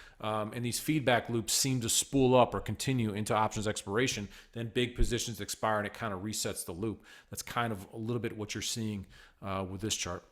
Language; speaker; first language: English; native; English